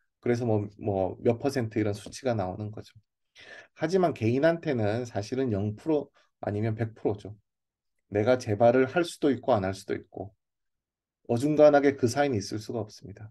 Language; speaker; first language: Korean; native; Korean